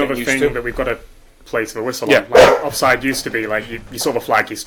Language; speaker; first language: English; native; English